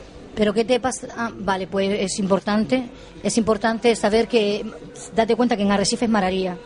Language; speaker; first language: Spanish; native; Spanish